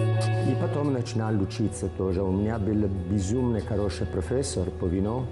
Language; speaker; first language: Russian; non-native, learner; Italian